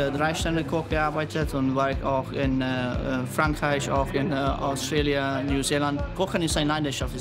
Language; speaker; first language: German; non-native, fluent; Hungarian